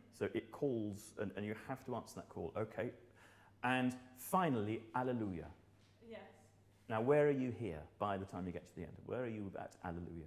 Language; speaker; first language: English; native; English